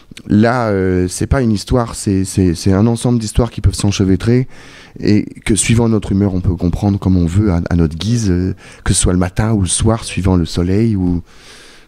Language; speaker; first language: French; native; French